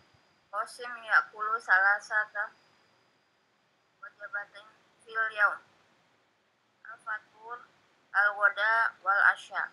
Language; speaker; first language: Arabic; non-native, learner; Indonesian